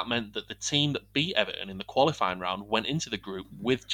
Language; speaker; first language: English; native; English